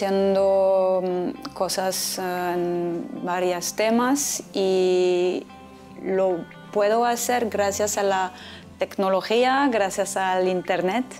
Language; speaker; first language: Spanish; non-native, fluent; French